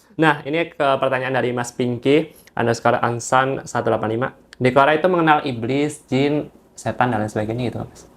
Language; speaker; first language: Indonesian; native; Indonesian